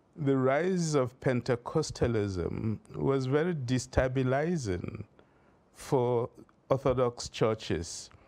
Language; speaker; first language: English; non-native, local second language; Hausa